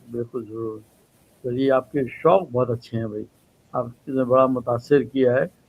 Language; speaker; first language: Urdu; native; Urdu